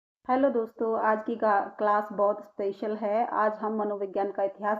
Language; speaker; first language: Hindi; native; Hindi